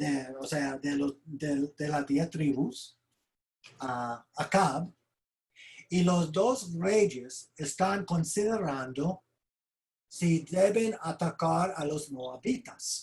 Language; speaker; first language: Spanish; non-native, fluent; English